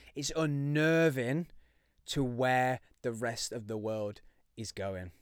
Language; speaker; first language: English; native; English